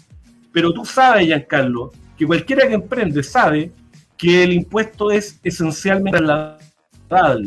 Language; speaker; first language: Spanish; native; Spanish